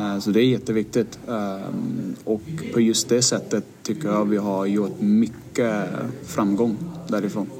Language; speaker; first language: Swedish; non-native, fluent; Danish